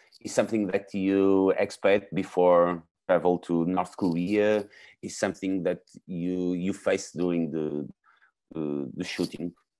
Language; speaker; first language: English; non-native, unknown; Portuguese